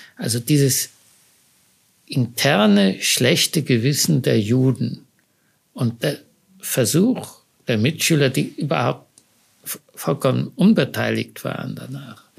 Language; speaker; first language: German; native; German